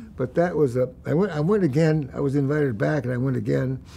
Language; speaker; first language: English; native; English